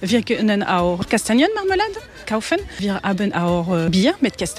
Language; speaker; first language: German; non-native, learner; French